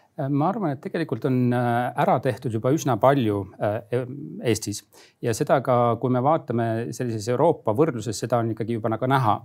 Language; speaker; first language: Estonian; native; Estonian